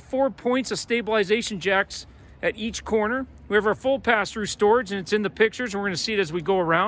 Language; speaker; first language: English; native; English